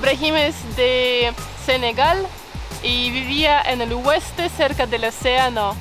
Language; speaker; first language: Spanish; non-native, learner; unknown